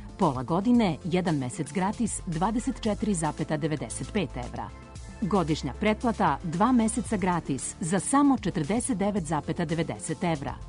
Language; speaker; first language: Serbian; native; Serbian